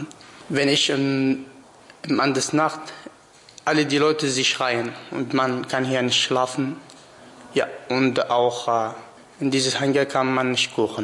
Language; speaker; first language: German; non-native, learner; Arabic